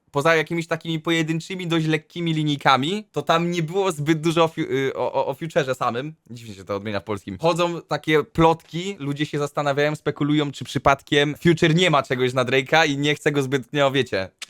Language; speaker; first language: Polish; native; Polish